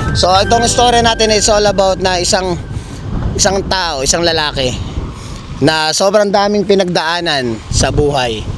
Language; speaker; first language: Filipino; native; Filipino